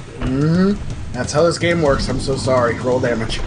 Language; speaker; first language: English; native; English